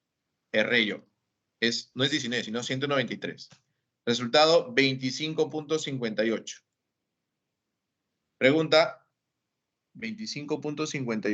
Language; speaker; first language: Spanish; native; Spanish